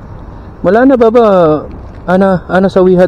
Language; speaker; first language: Arabic; non-native, learner; Filipino